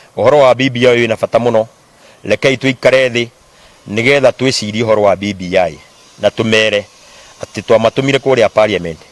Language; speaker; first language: Kikuyu; native; Kikuyu